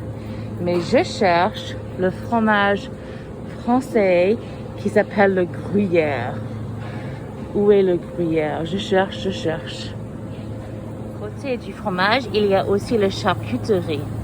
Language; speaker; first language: French; non-native, fluent; English